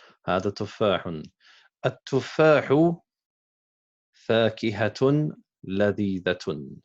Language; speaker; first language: Arabic; non-native, fluent; English